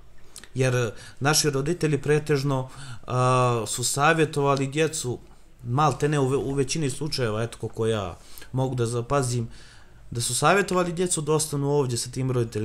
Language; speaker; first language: Croatian; native; Croatian